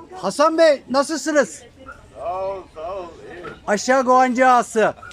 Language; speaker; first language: Turkish; native; Turkish